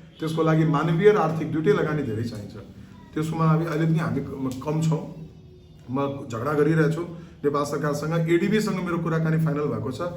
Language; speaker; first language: Nepali; non-native, local second language; Marwari